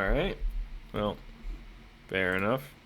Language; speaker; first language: English; native; English